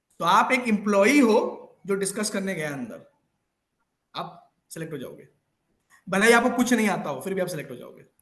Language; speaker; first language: Hindi; native; Hindi